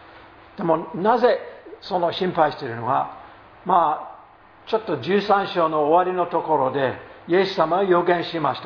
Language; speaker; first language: Japanese; non-native, fluent; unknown